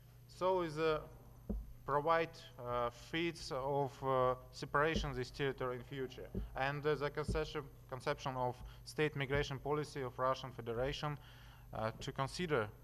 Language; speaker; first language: English; non-native, learner; Russian